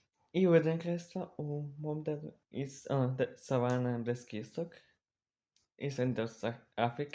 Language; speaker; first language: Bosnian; early bilingual, heritage; Serbian